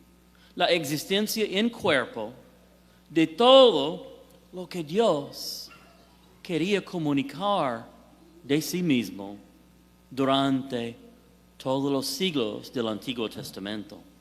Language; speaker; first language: Spanish; non-native, fluent; English